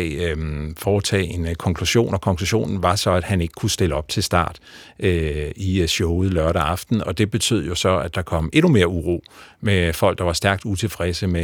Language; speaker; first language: Danish; native; Danish